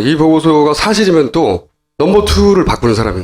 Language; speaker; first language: Korean; native; Korean